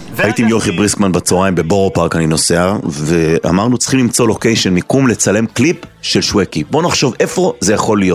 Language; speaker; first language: Hebrew; native; Hebrew